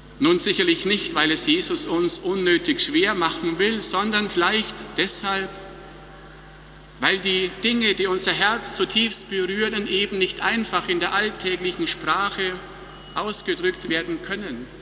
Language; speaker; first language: German; native; German